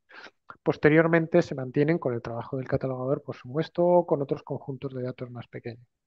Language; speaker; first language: Spanish; native; Spanish